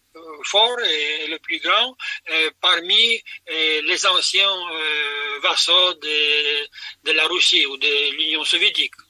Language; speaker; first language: French; non-native, fluent; Polish